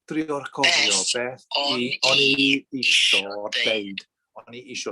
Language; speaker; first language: Welsh; non-native, learner; English